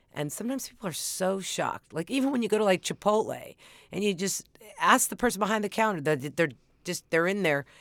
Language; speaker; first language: English; native; English